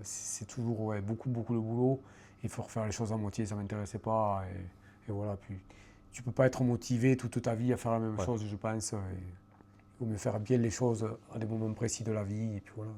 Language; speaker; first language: French; native; French